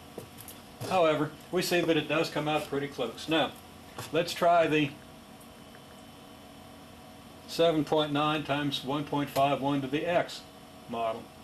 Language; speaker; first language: English; native; English